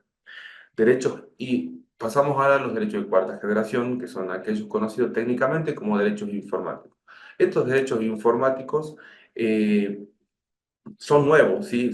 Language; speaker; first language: Spanish; native; Spanish